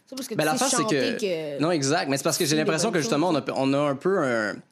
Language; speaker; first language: French; native; French